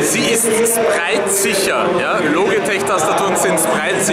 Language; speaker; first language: German; native; German